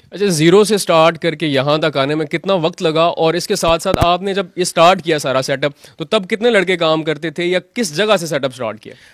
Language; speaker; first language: Urdu; non-native, local second language; Punjabi